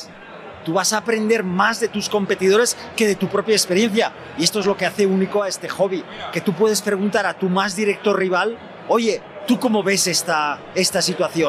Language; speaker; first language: Spanish; native; Spanish